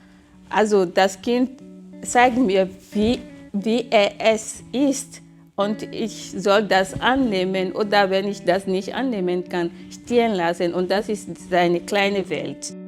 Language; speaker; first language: German; non-native, fluent; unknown